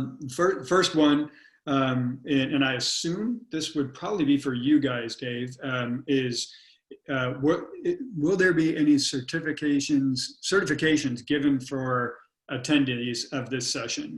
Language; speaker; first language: English; native; English